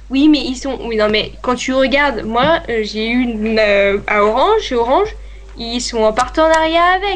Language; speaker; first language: French; native; French